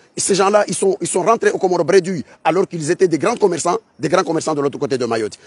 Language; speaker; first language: French; non-native, local second language; Ngazidja Comorian